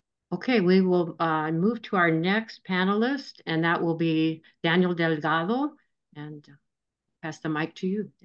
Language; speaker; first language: English; native; English